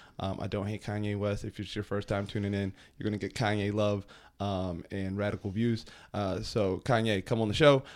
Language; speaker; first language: English; native; English